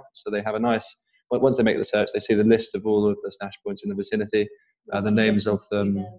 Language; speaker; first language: English; native; English